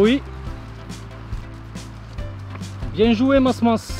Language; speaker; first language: French; native; French